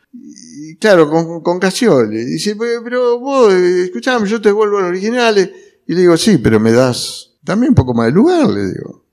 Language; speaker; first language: Spanish; early bilingual, other home language; Italian